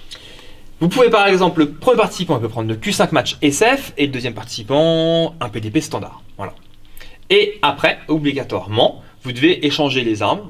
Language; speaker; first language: French; native; French